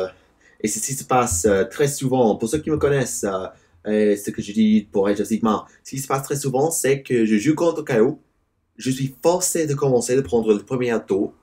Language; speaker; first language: French; non-native, learner; English